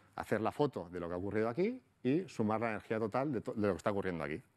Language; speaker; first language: Spanish; native; Spanish